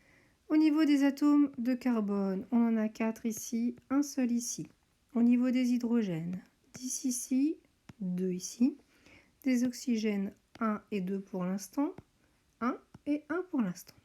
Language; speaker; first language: French; native; French